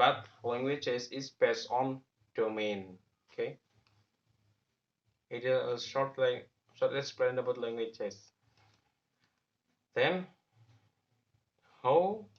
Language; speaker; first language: English; non-native, learner; Javanese